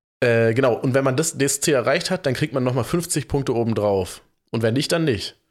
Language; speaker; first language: German; native; German